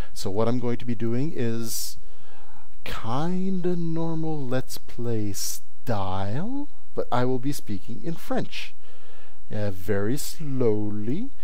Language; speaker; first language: English; native; English